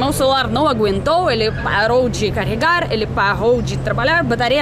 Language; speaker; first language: Portuguese; non-native, fluent; Russian